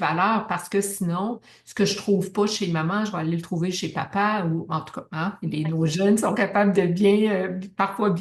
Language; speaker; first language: French; native; French